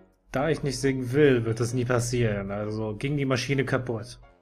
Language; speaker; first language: German; native; German